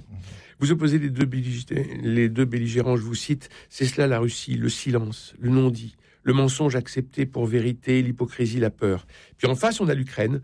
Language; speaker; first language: French; native; French